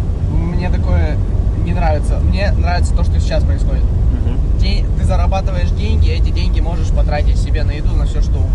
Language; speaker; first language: Russian; native; Russian